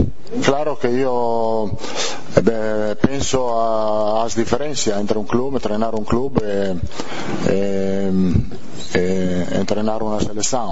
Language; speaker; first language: Portuguese; non-native, fluent; Italian